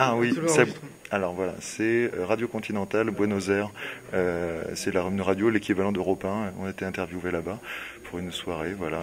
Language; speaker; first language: French; native; French